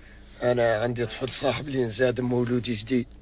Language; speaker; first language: Arabic; native; Arabic